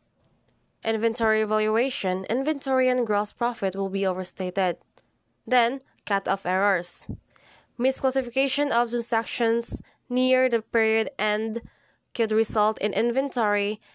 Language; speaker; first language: English; non-native, local second language; Cebuano